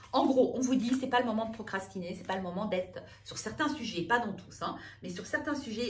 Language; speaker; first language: French; native; French